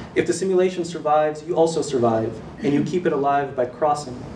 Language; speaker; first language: English; native; English